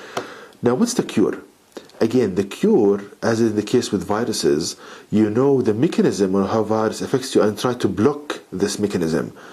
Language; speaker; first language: English; non-native, fluent; Arabic